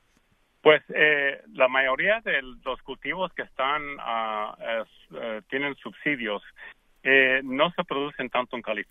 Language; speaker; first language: Spanish; early bilingual, heritage; Spanish